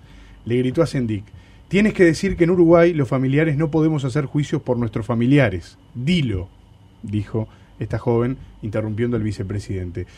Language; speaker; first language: Spanish; native; Spanish